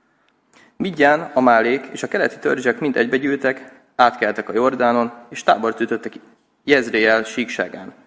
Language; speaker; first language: Hungarian; native; Hungarian